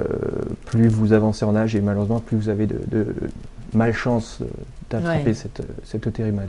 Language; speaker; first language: French; native; French